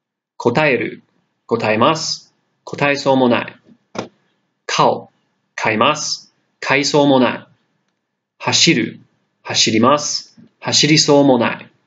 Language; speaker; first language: Japanese; non-native, fluent; English